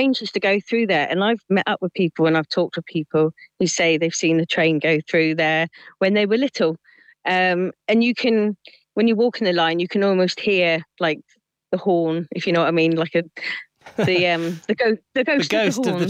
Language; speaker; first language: English; native; English